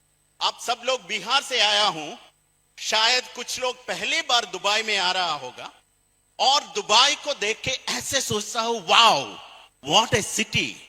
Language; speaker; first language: Hindi; non-native, local second language; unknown